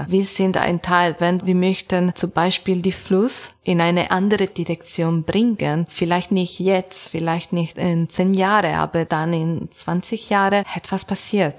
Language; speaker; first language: German; non-native, learner; Italian